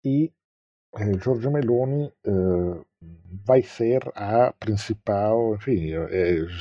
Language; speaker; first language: Portuguese; non-native, fluent; Italian